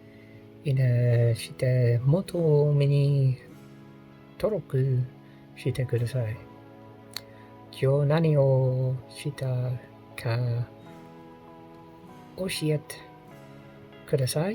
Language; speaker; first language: Japanese; non-native, learner; English